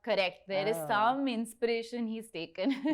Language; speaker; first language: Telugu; non-native, learner; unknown